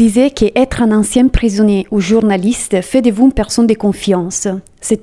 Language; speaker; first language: French; native; French